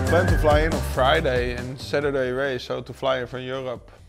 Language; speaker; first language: English; non-native, fluent; Dutch